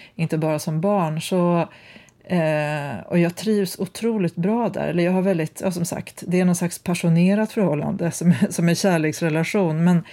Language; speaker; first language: Swedish; native; Swedish